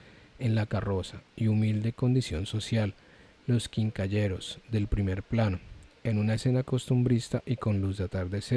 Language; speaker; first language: Spanish; native; Spanish